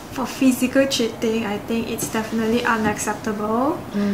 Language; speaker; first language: English; non-native, local second language; Chinese